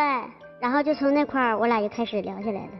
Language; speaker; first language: Chinese; native; Chinese